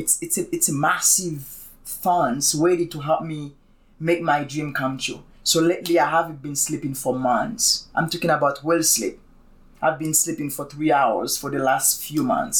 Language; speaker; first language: English; non-native, fluent; Haitian Creole